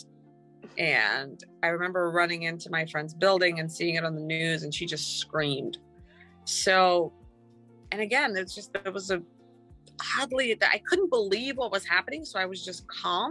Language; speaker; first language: English; non-native, fluent; Ukrainian